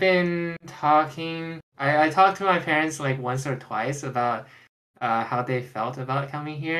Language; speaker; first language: English; non-native, fluent; Chinese